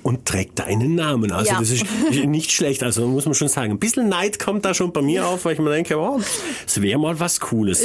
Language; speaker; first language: German; native; German